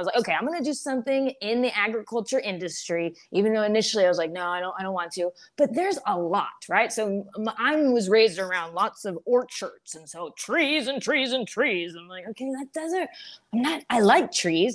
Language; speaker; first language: English; native; English